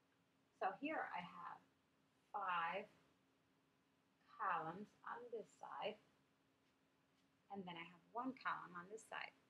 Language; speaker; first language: English; native; English